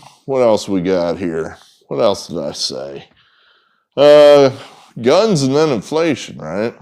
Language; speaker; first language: English; native; English